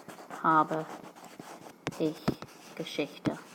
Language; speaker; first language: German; non-native, fluent; English